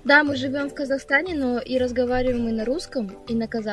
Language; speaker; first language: Russian; native; Russian